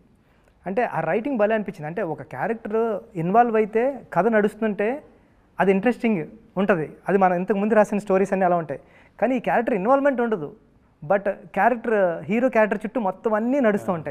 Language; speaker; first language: Telugu; native; Telugu